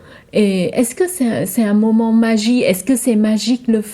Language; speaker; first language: French; non-native, fluent; Vietnamese